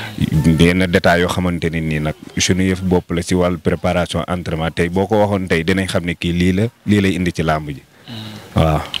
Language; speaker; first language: Wolof; non-native, local second language; Fula